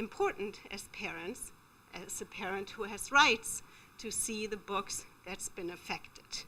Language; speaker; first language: English; non-native, fluent; German